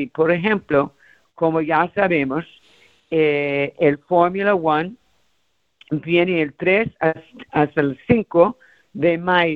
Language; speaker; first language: Spanish; early bilingual, heritage; Spanish